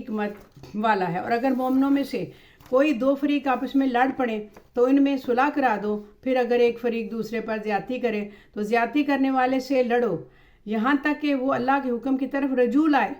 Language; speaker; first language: Urdu; native; Urdu